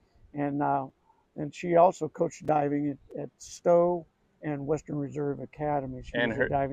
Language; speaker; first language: English; native; English